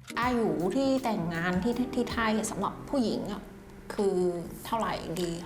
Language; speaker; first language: Thai; non-native, fluent; Vietnamese